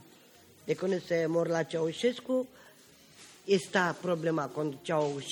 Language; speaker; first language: Spanish; non-native, learner; Romany